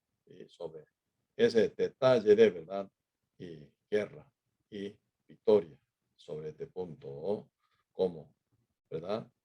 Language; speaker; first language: Spanish; non-native, fluent; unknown